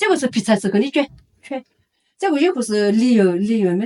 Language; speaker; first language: Chinese; non-native, local second language; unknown